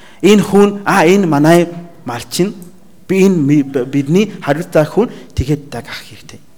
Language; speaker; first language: Mongolian; non-native, learner; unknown